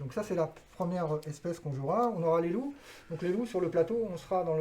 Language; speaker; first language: French; native; French